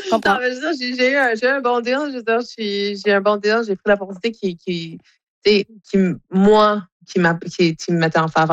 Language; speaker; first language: French; native; French